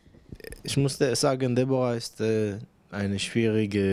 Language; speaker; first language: German; non-native, fluent; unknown